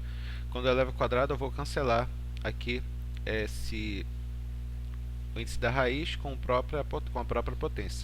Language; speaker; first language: Portuguese; native; Portuguese